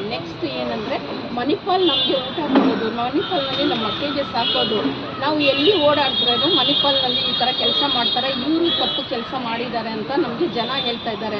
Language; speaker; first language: Kannada; non-native, local second language; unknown